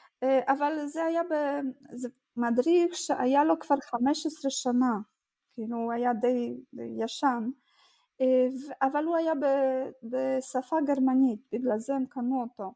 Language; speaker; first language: Hebrew; non-native, fluent; Russian